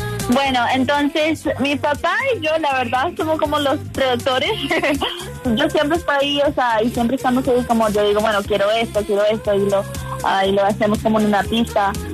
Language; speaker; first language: Spanish; non-native, fluent; English